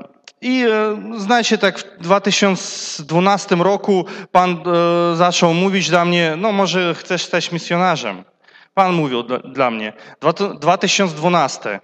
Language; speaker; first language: Polish; non-native, learner; Russian